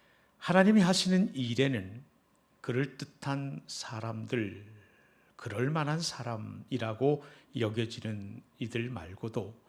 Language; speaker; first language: Korean; native; Korean